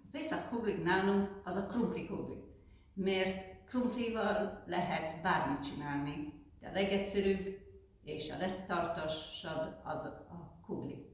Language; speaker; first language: Hungarian; early bilingual, heritage; Hungarian